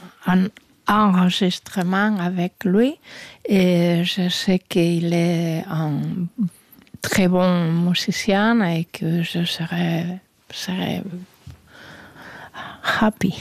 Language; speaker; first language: French; non-native, learner; Spanish